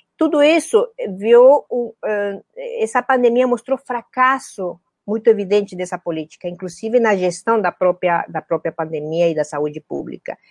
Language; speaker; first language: Portuguese; non-native, fluent; Spanish